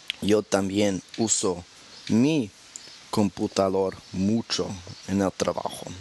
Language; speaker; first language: Spanish; non-native, fluent; English